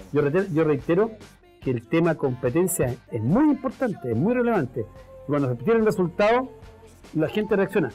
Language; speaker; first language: Spanish; native; Spanish